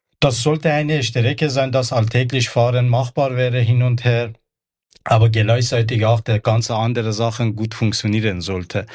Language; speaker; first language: German; non-native, fluent; Persian